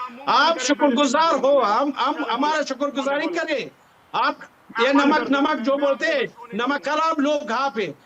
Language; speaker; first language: Hindi; non-native, fluent; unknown